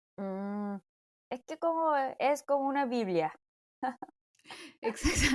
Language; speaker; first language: Spanish; non-native, fluent; Korean